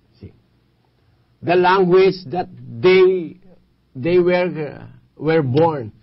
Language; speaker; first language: English; non-native, local second language; Pampanga